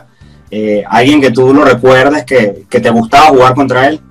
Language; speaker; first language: Spanish; native; Spanish